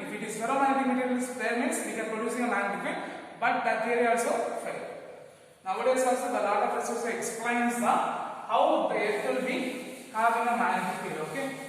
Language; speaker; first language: English; non-native, local second language; Tamil